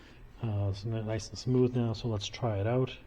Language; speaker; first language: English; native; English